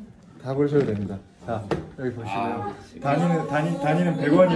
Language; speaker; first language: Korean; native; Korean